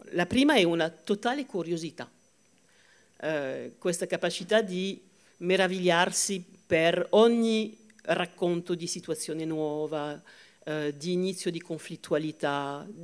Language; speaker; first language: Italian; non-native, fluent; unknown